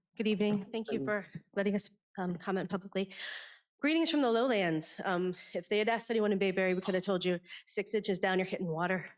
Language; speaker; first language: English; native; English